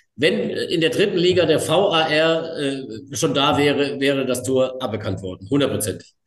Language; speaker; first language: German; native; German